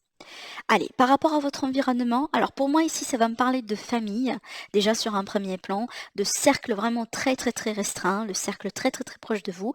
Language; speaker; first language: French; native; French